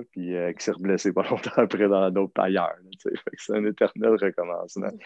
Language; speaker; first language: French; native; French